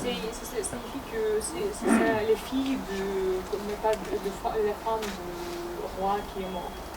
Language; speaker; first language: French; non-native, fluent; Russian